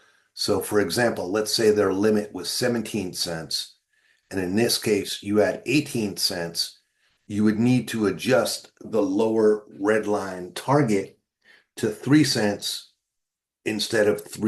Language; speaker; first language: English; native; English